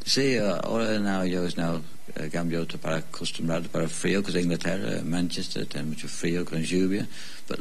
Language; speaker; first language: Spanish; non-native, learner; English